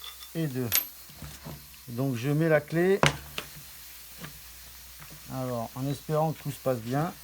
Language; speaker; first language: French; native; French